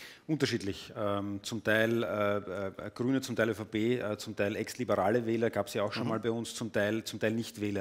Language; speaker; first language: German; native; German